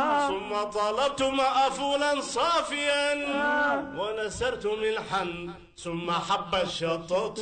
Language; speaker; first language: Arabic; native; Arabic